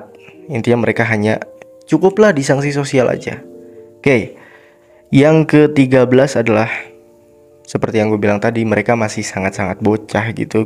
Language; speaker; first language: Indonesian; native; Indonesian